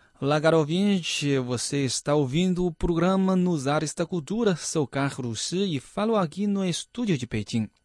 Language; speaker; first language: Portuguese; non-native, fluent; Chinese